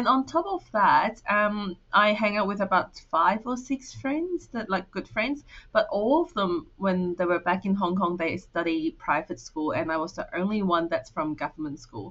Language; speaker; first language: English; non-native, local second language; Cantonese